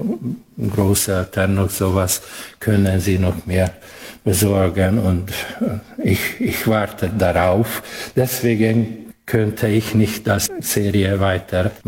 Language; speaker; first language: German; non-native, local second language; Hungarian